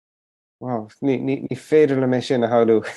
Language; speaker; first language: Irish; native; Irish